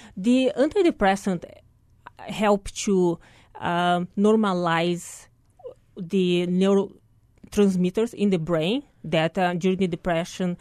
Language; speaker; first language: English; non-native, fluent; Portuguese